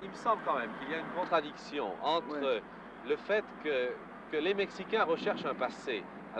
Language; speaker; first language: French; native; French